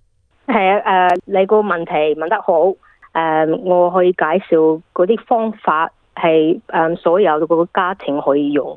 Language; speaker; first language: Cantonese; early bilingual, heritage; English